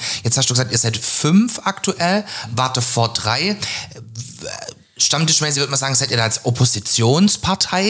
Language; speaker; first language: German; native; German